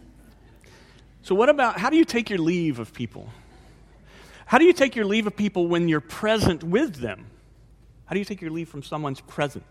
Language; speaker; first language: English; native; English